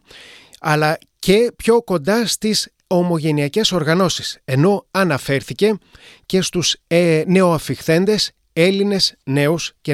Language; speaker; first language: Greek; native; Greek